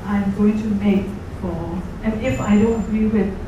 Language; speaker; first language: English; non-native, fluent; Burmese